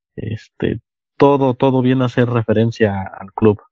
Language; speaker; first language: Spanish; native; Spanish